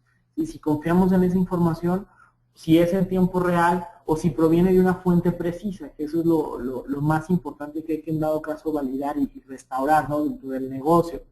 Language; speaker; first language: Spanish; native; Spanish